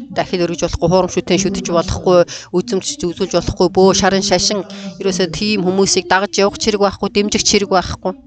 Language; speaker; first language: Mongolian; non-native, fluent; Korean